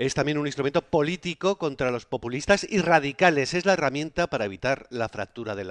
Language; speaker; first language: Spanish; native; Spanish